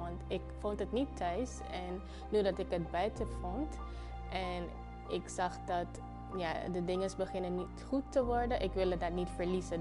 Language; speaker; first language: Dutch; early bilingual, other home language; Papiamento